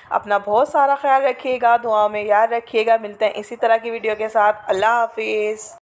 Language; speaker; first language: Urdu; native; Urdu